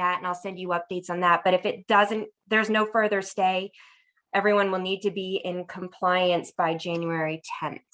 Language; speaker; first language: English; native; English